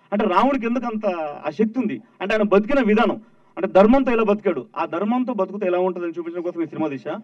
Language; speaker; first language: Telugu; native; Telugu